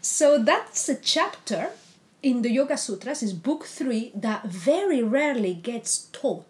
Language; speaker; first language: English; non-native, fluent; Spanish